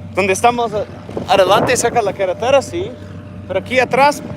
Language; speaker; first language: Spanish; non-native, learner; English